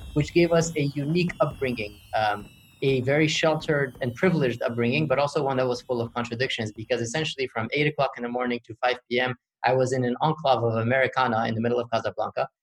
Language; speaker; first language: English; early bilingual, other home language; Arabic